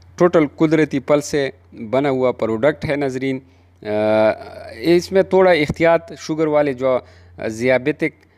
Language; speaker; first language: Urdu; non-native, local second language; Pashto